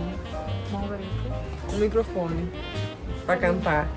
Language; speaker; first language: Portuguese; non-native, fluent; Spanish